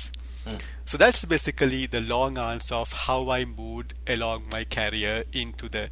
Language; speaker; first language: English; non-native, local second language; Sinhala